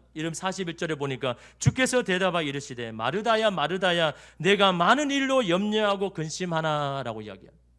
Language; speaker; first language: Korean; native; Korean